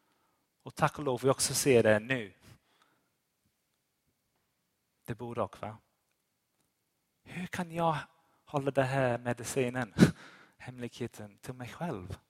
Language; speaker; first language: Swedish; non-native, fluent; English